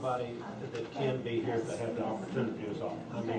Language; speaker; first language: English; native; English